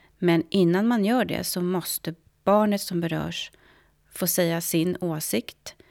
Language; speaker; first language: Swedish; native; Swedish